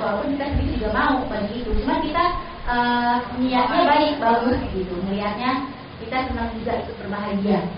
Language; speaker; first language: Indonesian; native; Indonesian